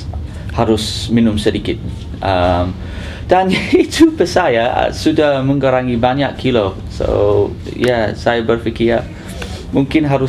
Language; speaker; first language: Indonesian; non-native, learner; English